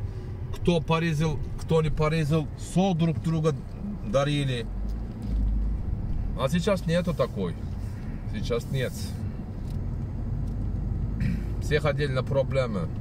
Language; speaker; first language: Russian; non-native, learner; Turkish